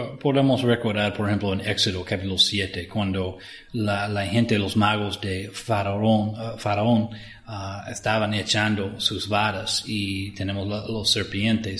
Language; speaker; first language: Spanish; non-native, fluent; English